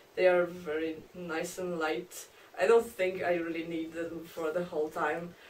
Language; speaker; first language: English; non-native, fluent; Polish